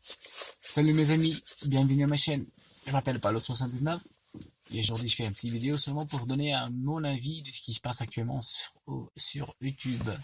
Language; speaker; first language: French; non-native, fluent; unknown